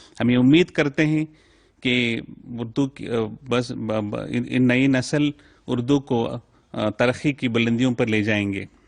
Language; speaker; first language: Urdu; native; Urdu